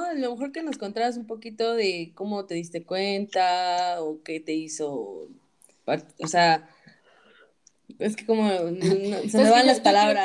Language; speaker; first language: Spanish; native; Spanish